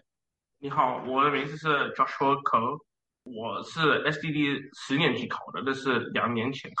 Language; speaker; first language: Chinese; early bilingual, heritage; Chinese